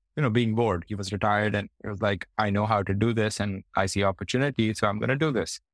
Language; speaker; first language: English; non-native, local second language; Hindi